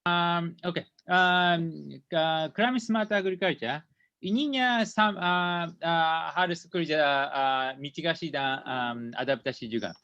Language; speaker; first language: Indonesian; non-native, learner; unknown